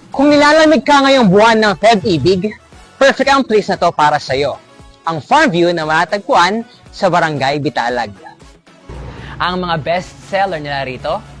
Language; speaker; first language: Filipino; non-native, local second language; Iloko